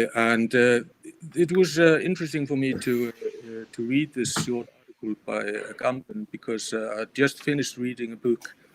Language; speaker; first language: English; non-native, fluent; Icelandic